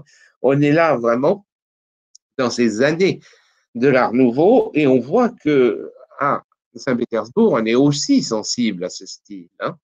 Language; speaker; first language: French; native; French